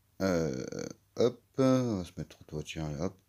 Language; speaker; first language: French; native; French